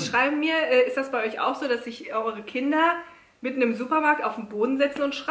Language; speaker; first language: German; native; German